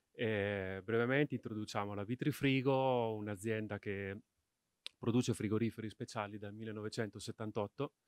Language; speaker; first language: Italian; native; Italian